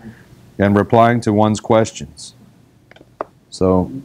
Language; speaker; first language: English; native; English